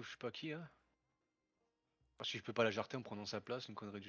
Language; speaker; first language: French; native; French